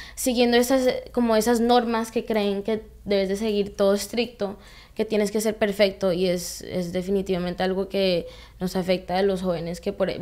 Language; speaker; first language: Spanish; early bilingual, heritage; Spanish